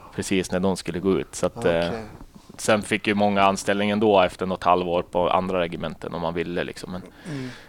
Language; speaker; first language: Swedish; native; Swedish